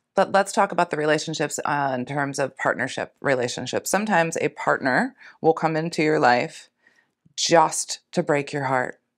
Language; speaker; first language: English; native; English